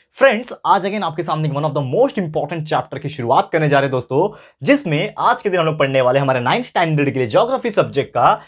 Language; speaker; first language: Hindi; native; Hindi